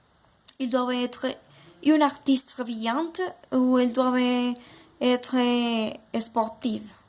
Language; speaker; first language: French; non-native, learner; Spanish